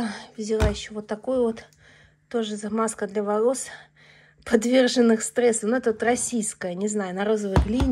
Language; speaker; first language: Russian; native; Russian